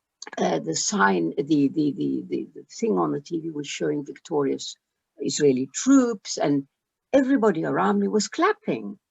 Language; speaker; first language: English; early bilingual, other home language; Arabic